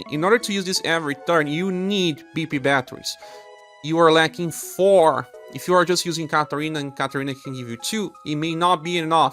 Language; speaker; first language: English; non-native, fluent; Portuguese